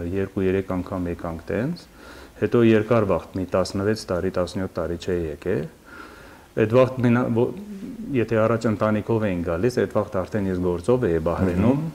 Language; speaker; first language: Armenian; early bilingual, heritage; Armenian